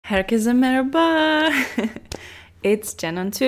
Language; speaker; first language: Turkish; non-native, learner; English